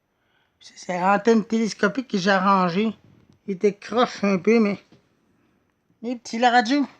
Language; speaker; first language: French; native; French